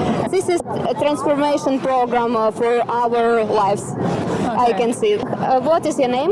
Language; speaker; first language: English; non-native, learner; Ukrainian